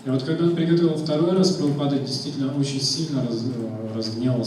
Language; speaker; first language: Russian; native; Russian